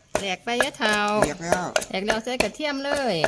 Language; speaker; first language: Thai; non-native, local second language; Northeastern Thai